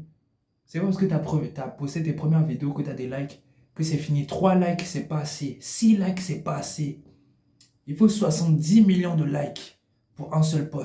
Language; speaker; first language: French; native; French